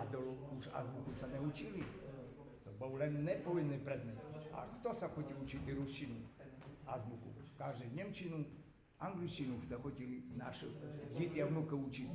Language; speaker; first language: Slovak; non-native, local second language; Rusyn